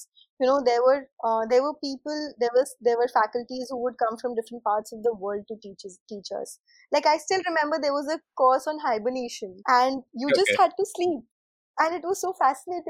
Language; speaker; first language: English; non-native, local second language; Hindi